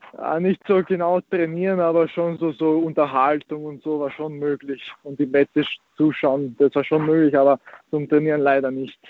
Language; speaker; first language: German; early bilingual, other home language; Croatian